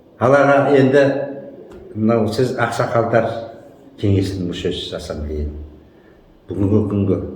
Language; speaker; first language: Kazakh; native; Kazakh